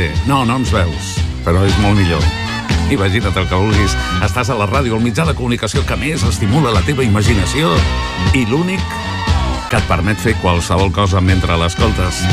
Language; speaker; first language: Catalan; native; Catalan